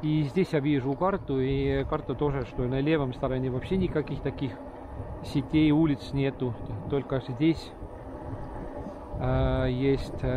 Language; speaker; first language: Russian; non-native, local second language; Estonian